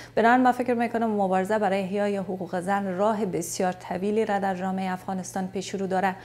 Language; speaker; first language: Persian; native; Persian